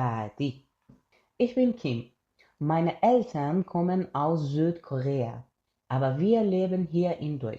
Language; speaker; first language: German; non-native, fluent; Persian